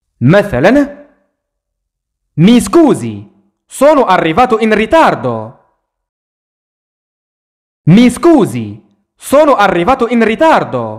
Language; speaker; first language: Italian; non-native, fluent; Arabic